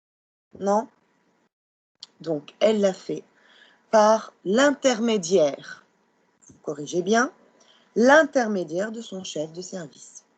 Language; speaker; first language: French; non-native, local second language; Arabic